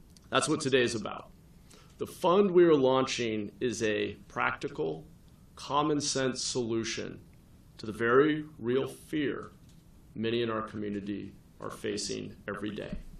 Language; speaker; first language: English; native; English